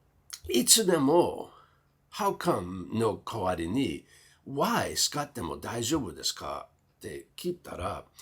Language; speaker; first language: Japanese; non-native, fluent; English